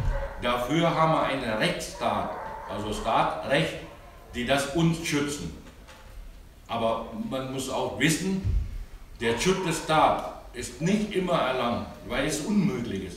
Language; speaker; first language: German; non-native, learner; Thai